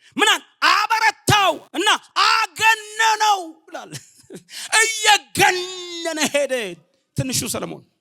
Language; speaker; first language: Amharic; non-native, local second language; Oromo